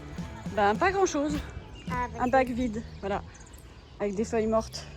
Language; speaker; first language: French; native; French